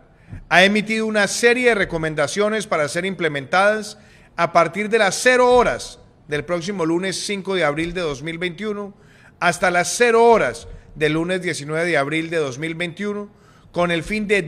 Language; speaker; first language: Spanish; native; Spanish